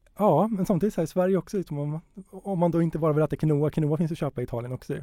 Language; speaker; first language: Swedish; native; Swedish